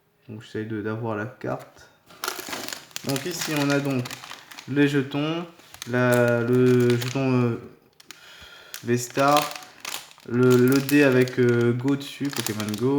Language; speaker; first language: French; native; French